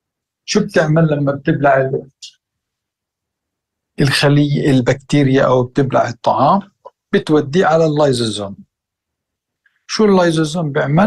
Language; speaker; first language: Arabic; native; Arabic